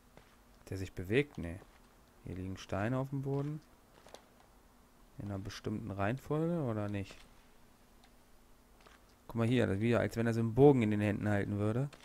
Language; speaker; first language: German; native; German